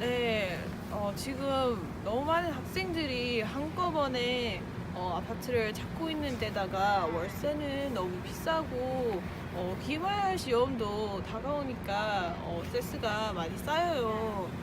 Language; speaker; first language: Korean; early bilingual, heritage; Korean